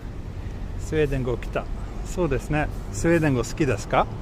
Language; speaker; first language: Japanese; non-native, fluent; Swedish